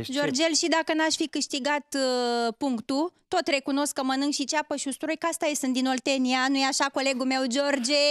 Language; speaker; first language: Romanian; native; Romanian